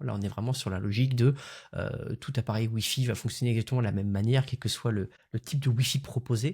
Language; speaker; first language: French; native; French